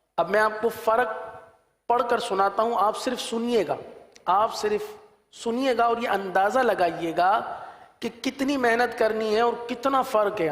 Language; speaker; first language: Urdu; native; Urdu